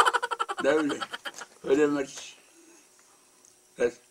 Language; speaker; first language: English; non-native, learner; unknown